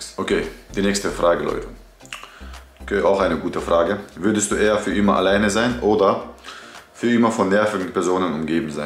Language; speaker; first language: German; early bilingual, other home language; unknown